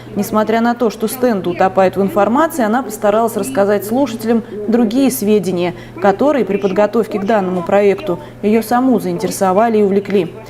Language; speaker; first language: Russian; native; Russian